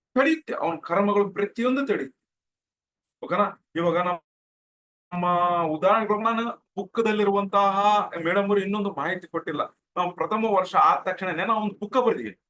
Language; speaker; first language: Kannada; non-native, local second language; Telugu